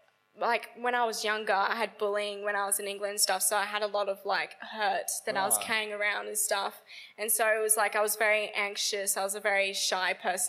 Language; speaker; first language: English; native; English